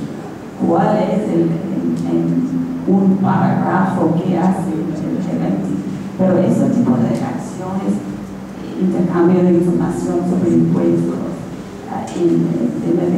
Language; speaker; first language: Spanish; non-native, fluent; English